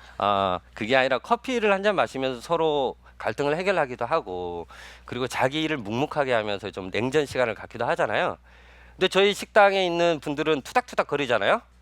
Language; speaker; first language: Korean; native; Korean